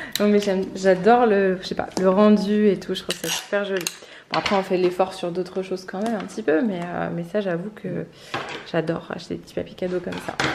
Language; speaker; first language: French; native; French